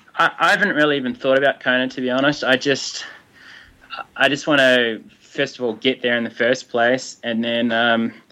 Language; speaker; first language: English; native; English